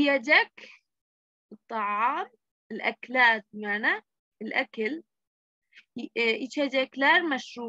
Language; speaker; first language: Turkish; non-native, fluent; Arabic